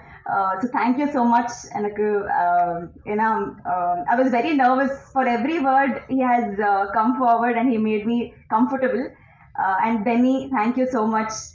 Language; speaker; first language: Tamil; non-native, learner; Telugu